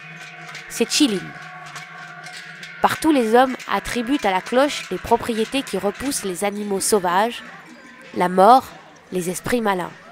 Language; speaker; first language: French; native; French